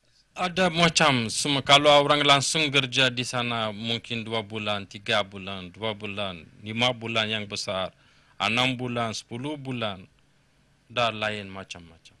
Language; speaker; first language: Indonesian; non-native, learner; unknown